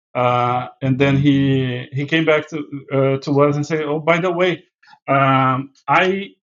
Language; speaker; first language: English; non-native, fluent; Portuguese